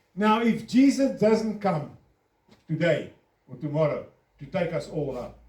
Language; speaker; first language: English; non-native, local second language; Afrikaans